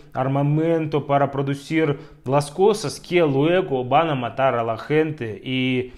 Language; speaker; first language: Spanish; non-native, fluent; Russian